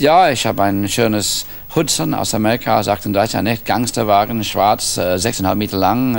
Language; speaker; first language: German; non-native, fluent; English